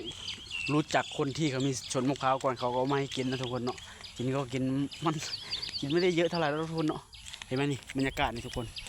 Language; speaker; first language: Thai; non-native, local second language; Northeastern Thai